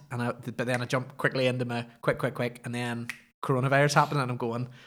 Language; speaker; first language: English; native; English